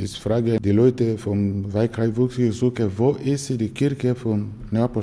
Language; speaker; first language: German; non-native, learner; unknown